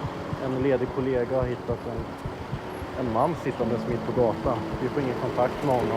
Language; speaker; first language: Swedish; native; Swedish